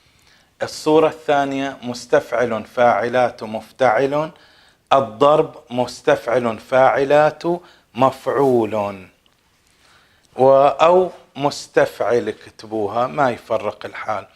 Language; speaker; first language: Arabic; native; Arabic